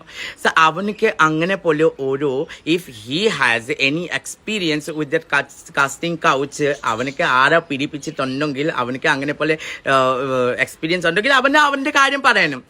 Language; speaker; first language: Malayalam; non-native, learner; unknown